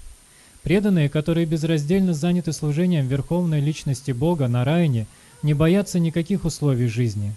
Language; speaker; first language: Russian; native; Russian